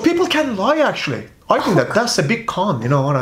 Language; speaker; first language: English; non-native, fluent; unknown